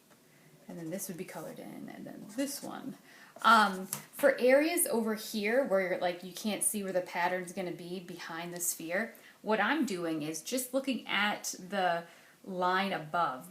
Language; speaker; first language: English; native; English